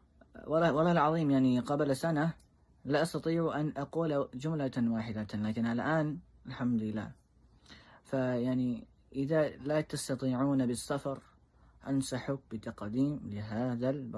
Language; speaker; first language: Arabic; non-native, learner; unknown